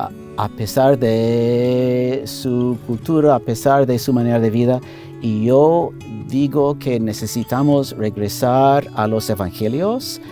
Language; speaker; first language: Spanish; non-native, fluent; English